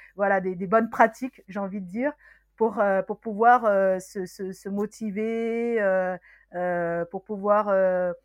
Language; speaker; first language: French; early bilingual, other home language; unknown